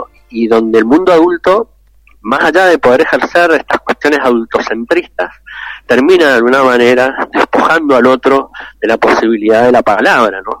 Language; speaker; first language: Spanish; native; Spanish